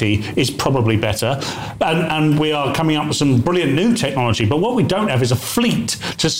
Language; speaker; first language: English; native; English